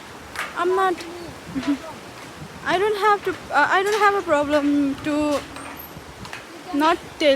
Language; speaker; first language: English; non-native, learner; Nepali